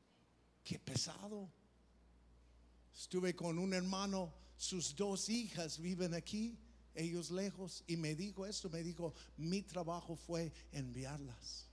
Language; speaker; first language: Spanish; non-native, fluent; English